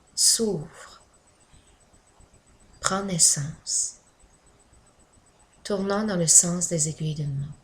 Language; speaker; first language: French; native; French